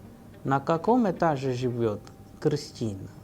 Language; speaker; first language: Russian; non-native, fluent; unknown